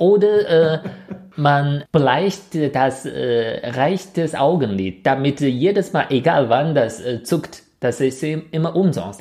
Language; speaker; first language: German; non-native, fluent; Chinese